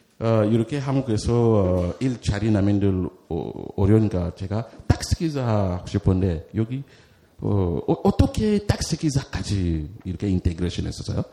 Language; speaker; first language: Korean; non-native, learner; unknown